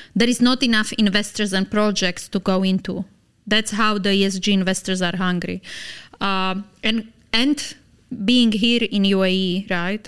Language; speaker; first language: English; non-native, fluent; Slovak